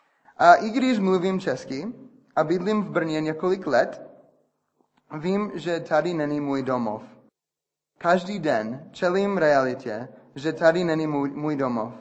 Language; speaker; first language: Czech; non-native, fluent; English